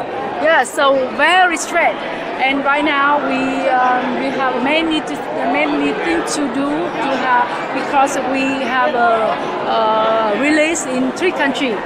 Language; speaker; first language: English; non-native, learner; Vietnamese